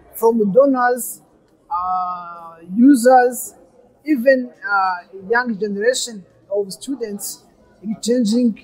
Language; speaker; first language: English; non-native, local second language; Kinyarwanda